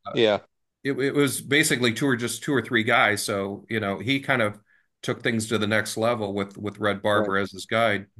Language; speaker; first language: English; native; English